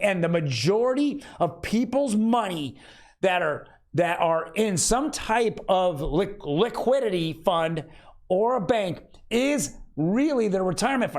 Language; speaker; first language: English; native; English